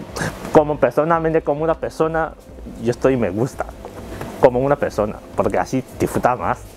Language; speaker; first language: Spanish; non-native, learner; Chinese